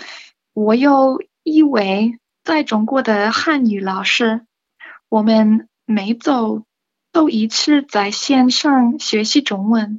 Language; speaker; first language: Chinese; non-native, learner; English